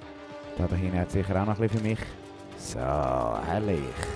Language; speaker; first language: German; native; German